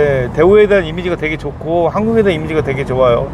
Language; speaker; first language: Korean; native; Korean